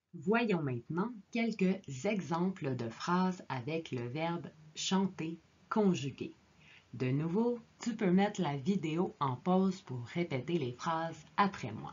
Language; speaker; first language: French; native; French